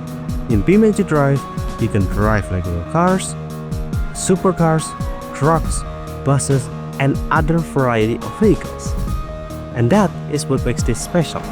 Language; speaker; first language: English; non-native, fluent; Indonesian